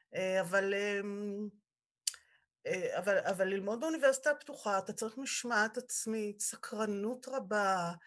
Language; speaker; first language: Hebrew; native; Hebrew